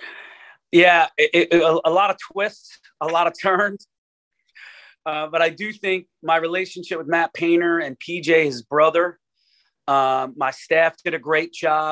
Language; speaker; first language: English; native; English